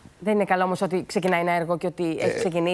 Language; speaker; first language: Greek; native; Greek